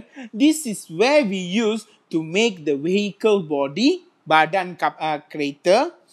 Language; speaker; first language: English; non-native, local second language; Malay